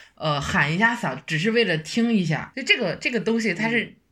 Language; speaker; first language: Chinese; native; Chinese